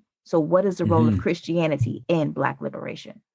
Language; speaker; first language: English; native; English